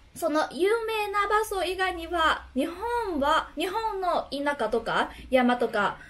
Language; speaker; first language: Japanese; non-native, fluent; Vietnamese